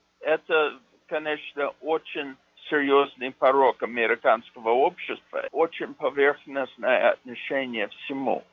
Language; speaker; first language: Russian; non-native, fluent; English